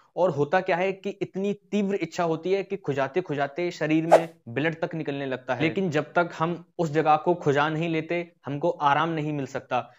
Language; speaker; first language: Hindi; native; Hindi